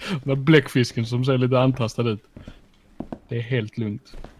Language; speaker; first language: Swedish; native; Swedish